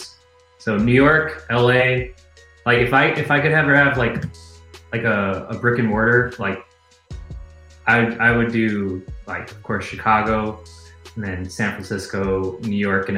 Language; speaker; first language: English; native; English